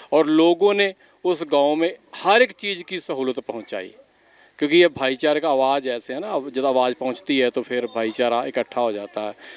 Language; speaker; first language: Hindi; non-native, local second language; Punjabi